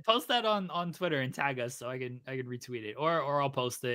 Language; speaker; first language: English; native; English